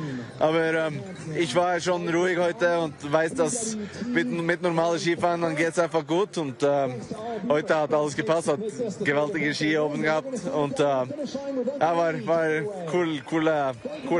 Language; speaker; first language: German; non-native, fluent; Norwegian